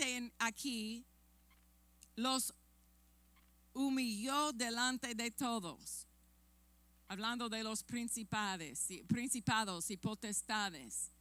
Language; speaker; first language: Spanish; non-native, fluent; English